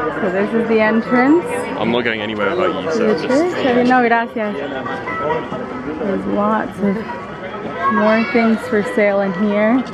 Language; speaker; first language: English; early bilingual, heritage; English